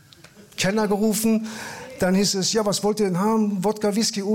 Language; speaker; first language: German; early bilingual, other home language; Persian